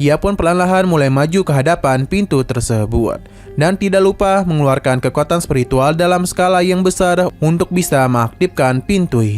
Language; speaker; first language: Indonesian; native; Indonesian